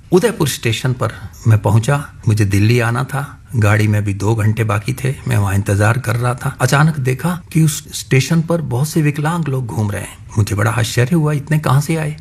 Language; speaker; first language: Hindi; non-native, local second language; Punjabi